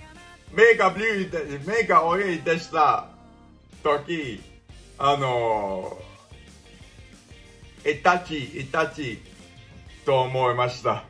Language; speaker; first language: Japanese; non-native, learner; English